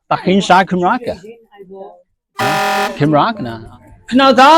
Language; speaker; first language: Welsh; non-native, learner; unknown